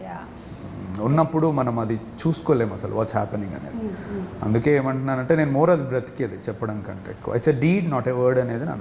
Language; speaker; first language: Telugu; native; Telugu